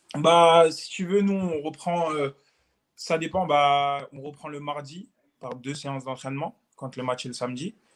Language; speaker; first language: French; native; French